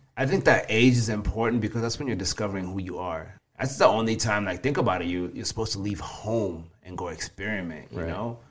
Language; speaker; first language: English; early bilingual, other home language; Swahili